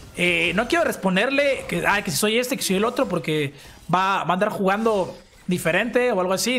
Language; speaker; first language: Spanish; native; Spanish